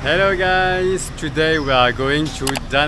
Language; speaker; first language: English; non-native, fluent; French